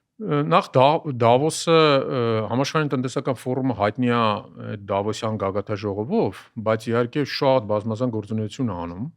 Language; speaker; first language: Armenian; native; Armenian